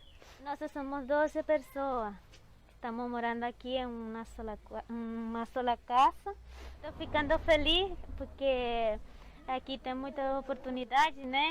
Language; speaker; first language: Portuguese; non-native, learner; Spanish